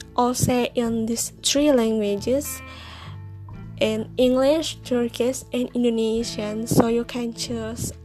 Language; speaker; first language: English; non-native, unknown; Indonesian